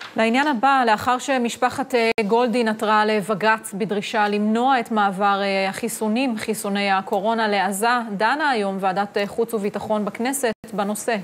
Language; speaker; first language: Hebrew; native; Hebrew